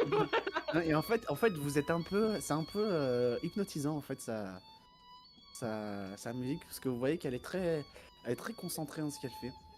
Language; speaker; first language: French; native; French